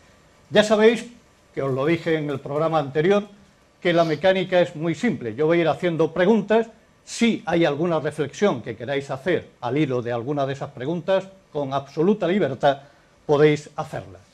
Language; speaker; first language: Spanish; native; Spanish